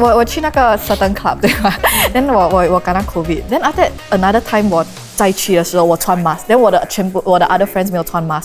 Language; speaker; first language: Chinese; non-native, local second language; English